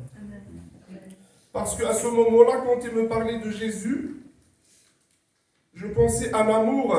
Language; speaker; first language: French; non-native, local second language; Kabyle